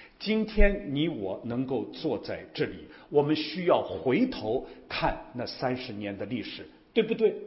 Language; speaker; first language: Chinese; native; Chinese